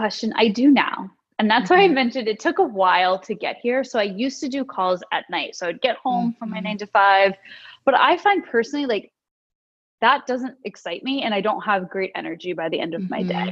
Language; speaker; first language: English; native; English